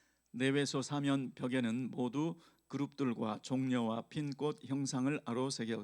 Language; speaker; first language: Korean; native; Korean